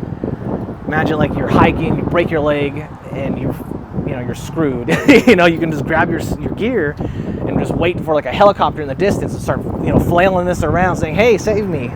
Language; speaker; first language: English; native; English